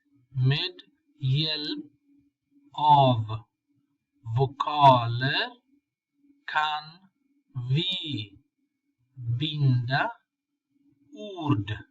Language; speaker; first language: Swedish; non-native, fluent; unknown